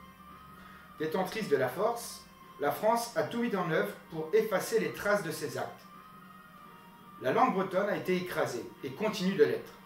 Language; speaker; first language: French; native; French